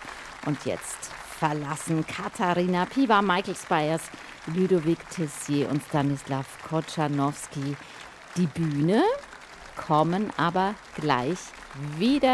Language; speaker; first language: German; native; German